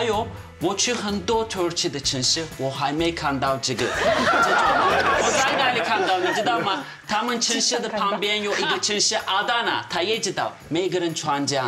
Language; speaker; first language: Chinese; non-native, fluent; Turkish